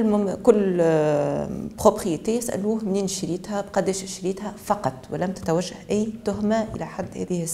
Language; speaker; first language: Arabic; native; Arabic